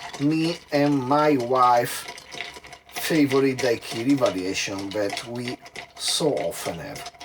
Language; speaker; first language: English; non-native, fluent; Italian